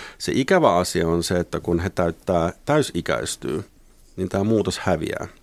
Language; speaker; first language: Finnish; native; Finnish